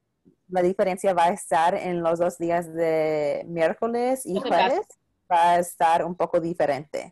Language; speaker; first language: Spanish; non-native, local second language; English